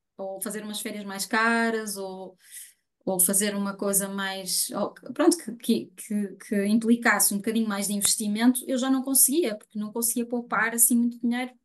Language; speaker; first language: Portuguese; native; Portuguese